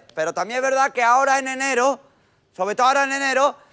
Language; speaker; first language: Spanish; native; Spanish